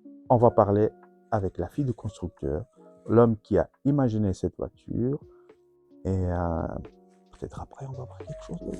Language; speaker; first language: French; non-native, fluent; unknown